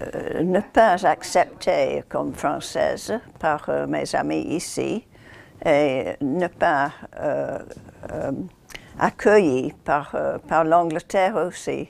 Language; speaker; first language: French; non-native, fluent; English